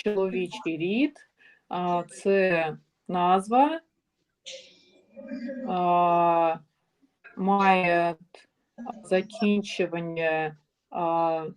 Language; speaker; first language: Ukrainian; non-native, learner; Russian